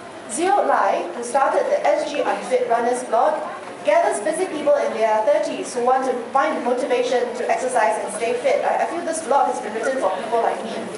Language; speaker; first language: English; non-native, local second language; Chinese